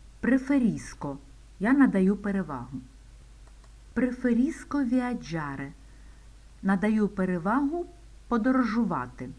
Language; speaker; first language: Ukrainian; native; Ukrainian